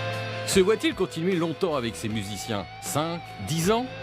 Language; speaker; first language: French; native; French